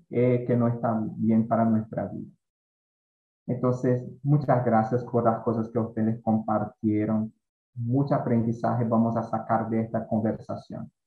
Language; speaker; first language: Spanish; non-native, fluent; Portuguese